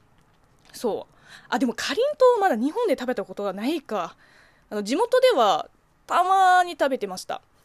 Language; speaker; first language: Japanese; non-native, fluent; Chinese